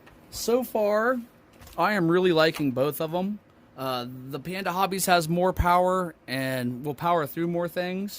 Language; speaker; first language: English; native; English